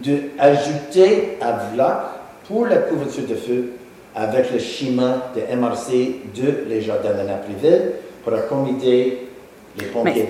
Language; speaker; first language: French; non-native, local second language; English